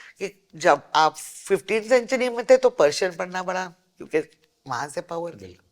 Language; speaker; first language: Hindi; native; Hindi